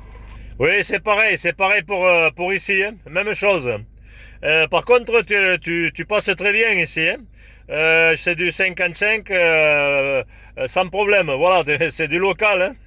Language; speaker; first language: French; native; French